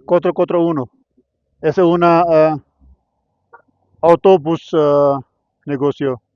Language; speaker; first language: Spanish; non-native, learner; Hindi